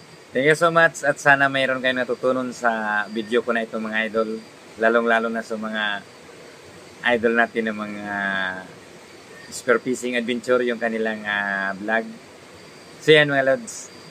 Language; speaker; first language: Filipino; non-native, local second language; Cebuano